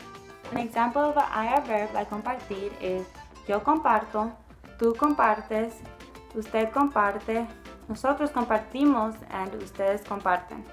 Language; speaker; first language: Spanish; non-native, learner; English